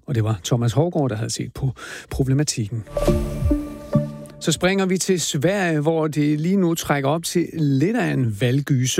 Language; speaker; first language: Danish; native; Danish